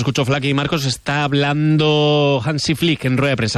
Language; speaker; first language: Spanish; native; Spanish